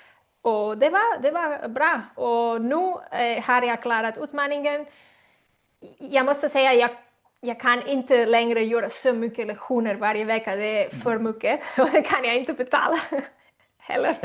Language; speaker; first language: Swedish; non-native, learner; Spanish